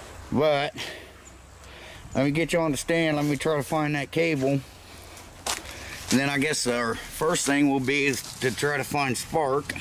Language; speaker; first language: English; native; English